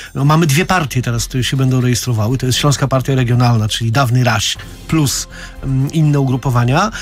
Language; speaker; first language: Polish; native; Polish